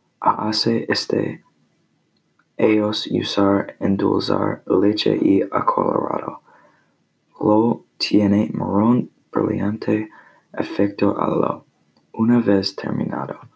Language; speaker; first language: Spanish; non-native, learner; English